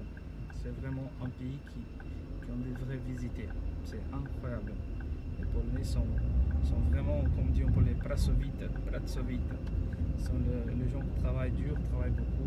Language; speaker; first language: French; non-native, fluent; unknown